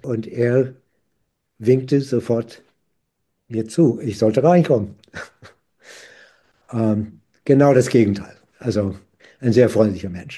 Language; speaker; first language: German; non-native, fluent; English